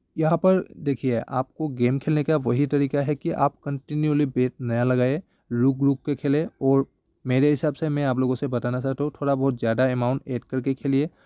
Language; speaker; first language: Hindi; non-native, local second language; Bangla